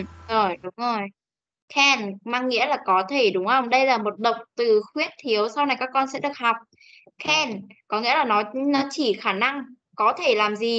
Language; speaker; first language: Vietnamese; native; Vietnamese